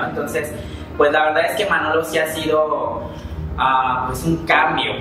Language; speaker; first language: Spanish; native; Spanish